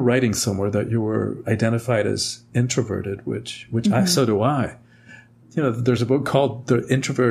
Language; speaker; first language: English; early bilingual, other home language; Spanish